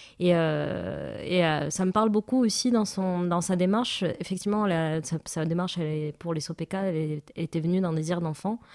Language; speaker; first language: French; non-native, local second language; Arabic